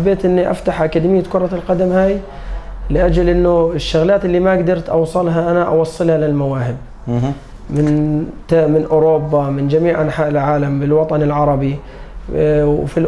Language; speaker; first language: Arabic; native; Arabic